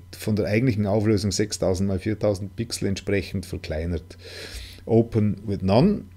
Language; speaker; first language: German; non-native, local second language; Swiss German